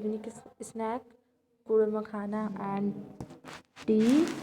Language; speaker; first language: English; non-native, local second language; Urdu